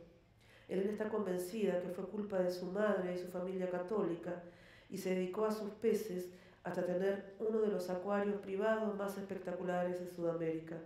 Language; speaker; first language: Spanish; native; Spanish